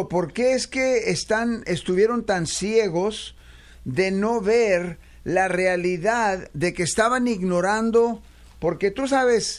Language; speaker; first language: Spanish; native; Spanish